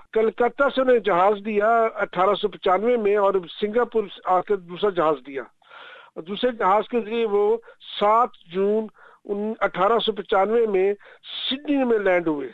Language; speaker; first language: Urdu; non-native, local second language; Punjabi